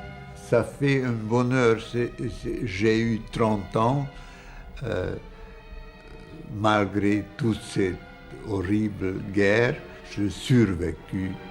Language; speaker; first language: French; non-native, fluent; Hungarian